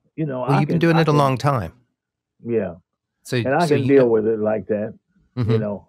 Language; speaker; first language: English; native; English